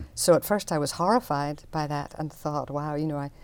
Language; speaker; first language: English; native; English